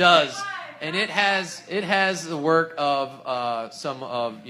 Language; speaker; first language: English; native; English